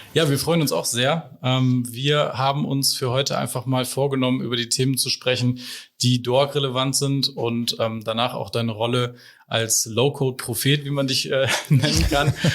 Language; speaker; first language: German; native; German